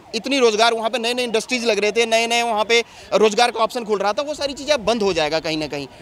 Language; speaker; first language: Hindi; native; Hindi